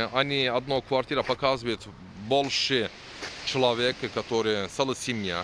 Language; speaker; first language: Russian; non-native, learner; Turkish